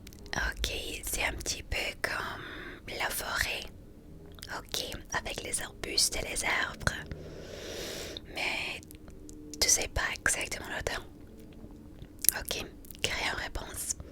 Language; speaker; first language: French; non-native, fluent; English